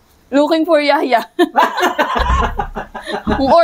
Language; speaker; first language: Filipino; native; Filipino